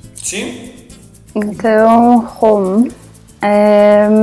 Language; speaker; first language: Portuguese; native; Portuguese